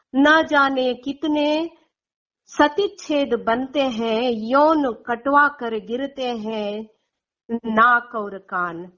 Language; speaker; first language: Hindi; non-native, local second language; Konkani